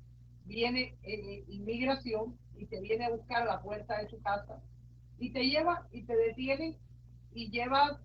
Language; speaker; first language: Spanish; native; Spanish